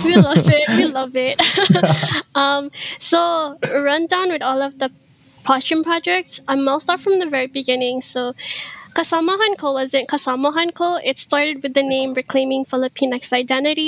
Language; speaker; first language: English; early bilingual, other home language; Iloko